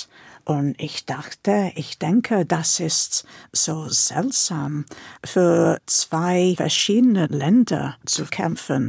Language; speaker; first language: German; non-native, fluent; English